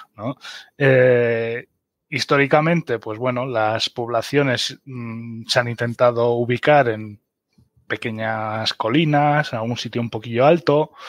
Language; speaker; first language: Spanish; early bilingual, other home language; German